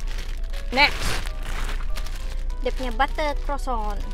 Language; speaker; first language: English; non-native, local second language; Malay